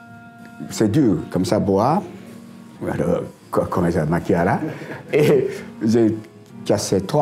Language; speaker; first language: French; non-native, learner; Japanese